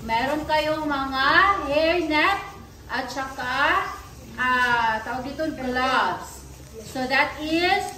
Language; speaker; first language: Filipino; non-native, local second language; Waray